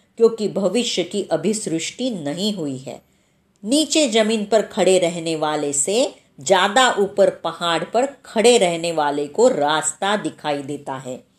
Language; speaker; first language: Hindi; non-native, local second language; Marathi